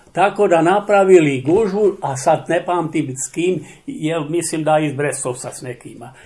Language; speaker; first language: Serbian; non-native, local second language; Czech